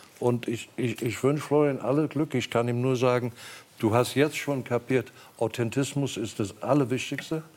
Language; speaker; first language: German; non-native, fluent; English